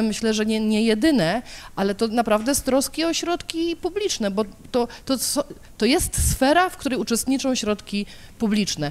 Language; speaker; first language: Polish; native; Polish